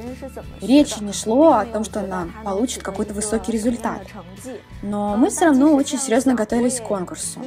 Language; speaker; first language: Russian; non-native, fluent; Chinese